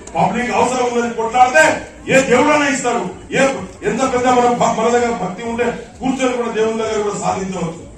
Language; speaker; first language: Telugu; non-native, local second language; Lambadi